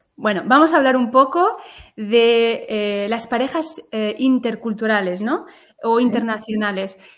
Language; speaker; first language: Spanish; native; Spanish